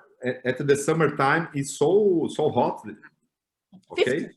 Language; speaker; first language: English; non-native, learner; Portuguese